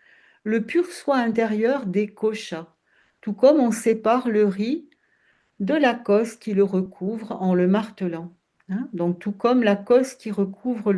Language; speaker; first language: French; native; French